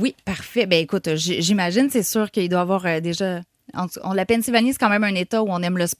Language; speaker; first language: French; native; French